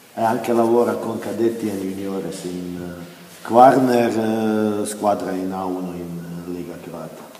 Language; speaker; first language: Italian; non-native, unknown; Croatian